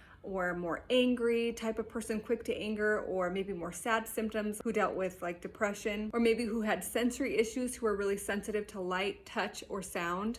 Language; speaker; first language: English; native; English